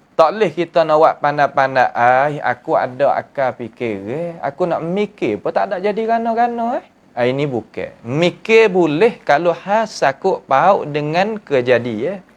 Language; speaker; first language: Malay; native; Malay